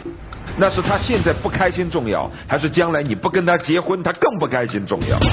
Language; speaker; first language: Chinese; native; Chinese